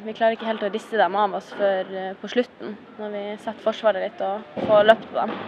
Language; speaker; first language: Norwegian; native; Norwegian